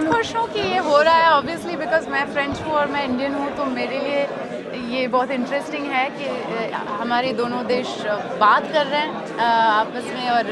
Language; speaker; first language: Hindi; non-native, local second language; French